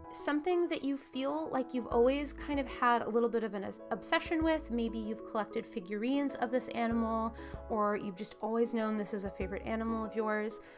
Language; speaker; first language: English; native; English